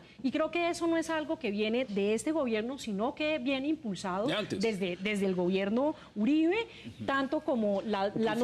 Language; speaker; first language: Spanish; native; Spanish